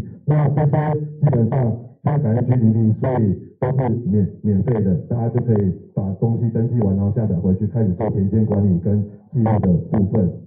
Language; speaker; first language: Chinese; native; Chinese